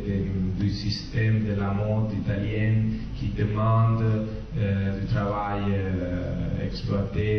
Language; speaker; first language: French; non-native, fluent; Italian